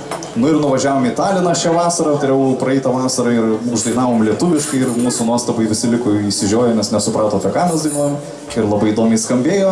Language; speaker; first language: Lithuanian; native; Lithuanian